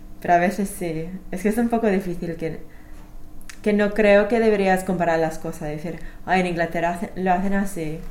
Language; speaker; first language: Spanish; non-native, fluent; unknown